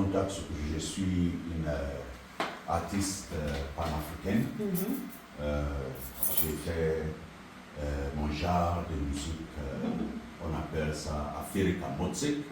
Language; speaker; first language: French; non-native, local second language; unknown